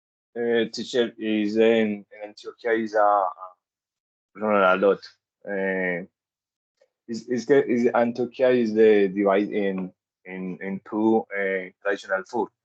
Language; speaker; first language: English; non-native, learner; Spanish